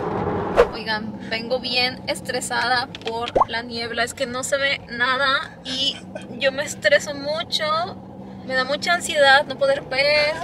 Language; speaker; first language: Spanish; native; Spanish